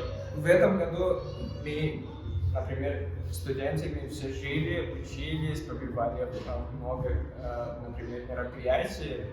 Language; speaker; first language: Russian; non-native, local second language; Tajik